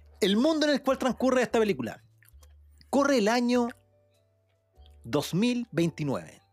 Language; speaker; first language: Spanish; native; Spanish